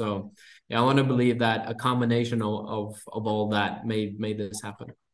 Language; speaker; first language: English; non-native, fluent; Swedish